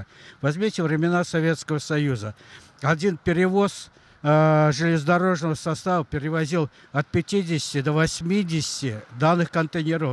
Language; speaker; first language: Russian; native; Russian